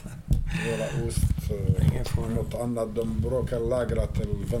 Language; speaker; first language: Swedish; non-native, fluent; Arabic